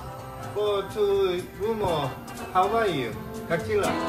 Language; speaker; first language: English; non-native, learner; Korean